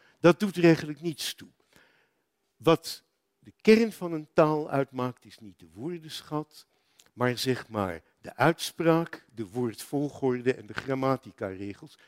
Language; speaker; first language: Dutch; native; Dutch